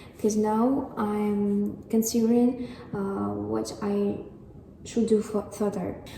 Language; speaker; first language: English; non-native, fluent; Russian